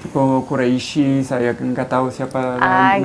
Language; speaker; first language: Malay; non-native, learner; Italian